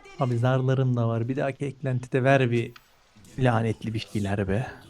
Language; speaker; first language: Turkish; native; Turkish